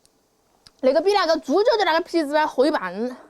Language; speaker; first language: Chinese; native; Chinese